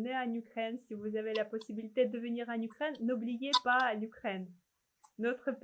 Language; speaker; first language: French; non-native, fluent; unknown